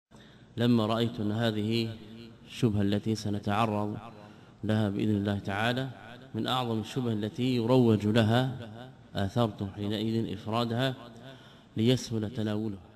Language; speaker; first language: Arabic; native; Arabic